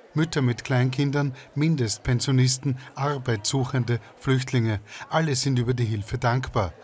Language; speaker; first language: German; native; German